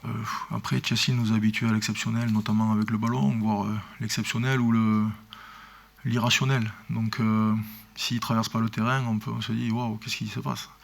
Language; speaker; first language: French; native; French